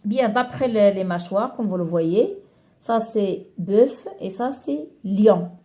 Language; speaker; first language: French; non-native, local second language; Arabic